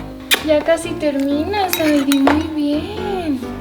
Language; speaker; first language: Spanish; native; Spanish